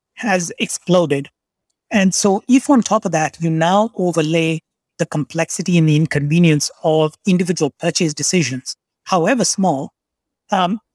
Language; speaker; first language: English; non-native, local second language; Bangla